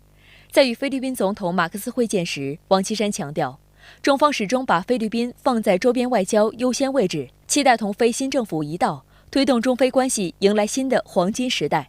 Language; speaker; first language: Chinese; native; Chinese